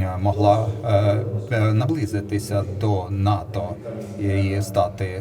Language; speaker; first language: Ukrainian; non-native, learner; Lithuanian